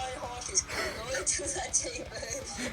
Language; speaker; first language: English; native; English